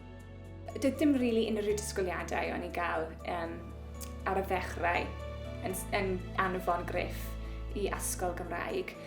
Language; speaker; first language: Welsh; non-native, local second language; English